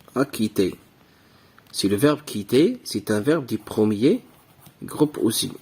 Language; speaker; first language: French; non-native, local second language; Arabic